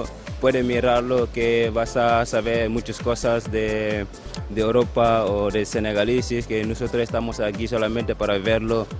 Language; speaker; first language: Spanish; non-native, learner; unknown